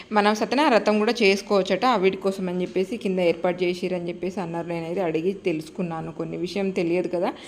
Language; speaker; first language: Telugu; native; Telugu